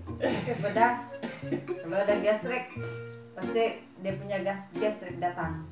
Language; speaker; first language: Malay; non-native, local second language; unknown